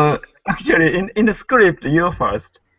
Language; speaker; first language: English; non-native, learner; Japanese